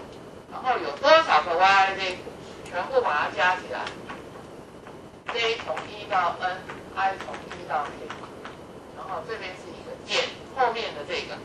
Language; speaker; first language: Chinese; native; Chinese